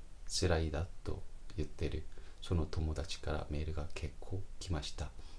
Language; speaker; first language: Japanese; non-native, fluent; Korean